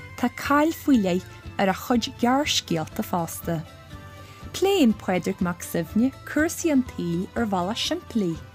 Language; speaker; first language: Irish; native; Irish